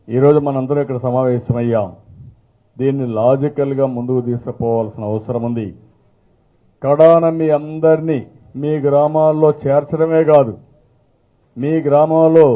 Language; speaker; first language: Telugu; native; Telugu